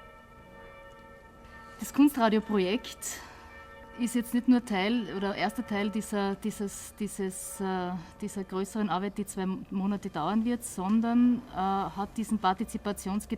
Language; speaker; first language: German; native; German